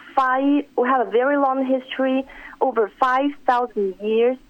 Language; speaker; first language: English; non-native, fluent; Chinese